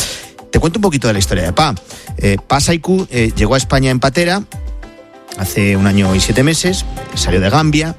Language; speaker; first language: Spanish; native; Spanish